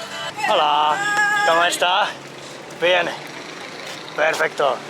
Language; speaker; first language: Spanish; non-native, learner; Finnish